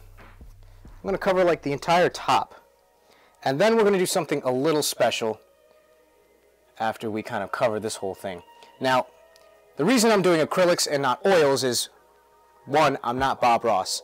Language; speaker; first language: English; native; English